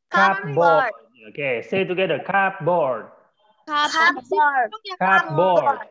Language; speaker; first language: English; non-native, learner; Indonesian